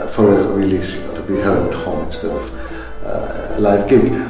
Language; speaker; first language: English; non-native, fluent; Greek